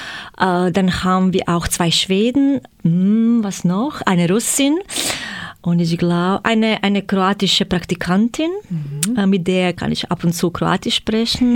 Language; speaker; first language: German; non-native, fluent; Croatian